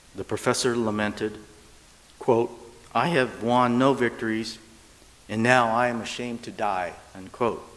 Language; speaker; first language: English; native; English